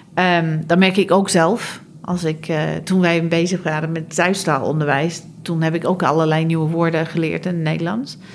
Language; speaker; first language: Dutch; non-native, fluent; English